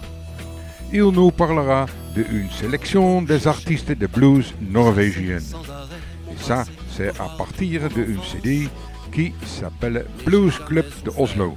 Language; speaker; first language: French; non-native, fluent; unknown